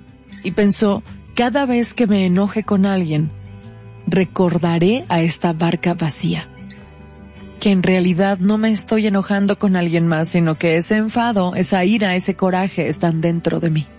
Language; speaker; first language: Spanish; native; Spanish